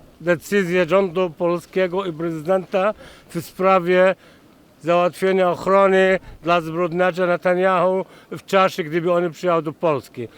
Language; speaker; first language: Polish; non-native, fluent; Arabic